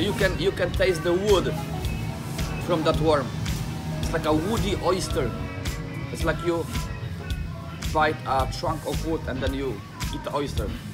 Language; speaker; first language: English; non-native, fluent; Polish